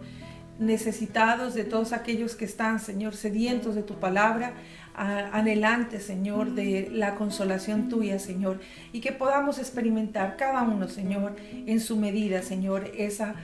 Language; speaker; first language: Spanish; native; Spanish